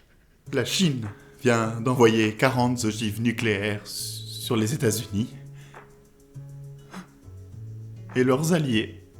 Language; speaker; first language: French; native; French